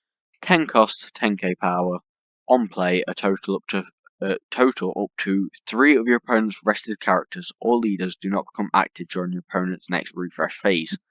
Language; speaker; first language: English; native; English